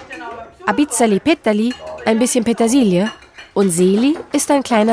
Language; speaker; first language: German; native; German